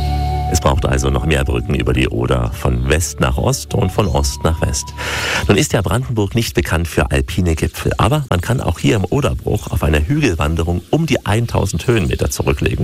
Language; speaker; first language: German; native; German